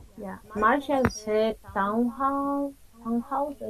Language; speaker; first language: English; non-native, fluent; Spanish